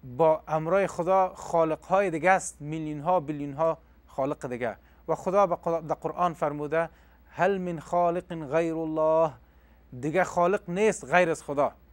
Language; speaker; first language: Persian; non-native, local second language; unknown